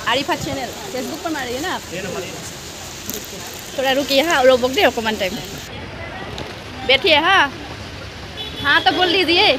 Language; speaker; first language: Hindi; non-native, local second language; Assamese